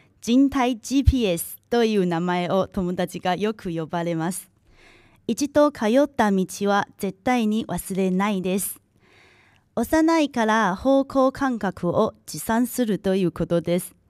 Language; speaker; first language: Japanese; non-native, local second language; Chinese